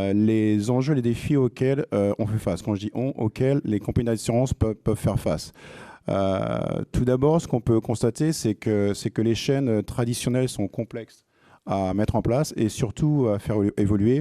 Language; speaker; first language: French; native; French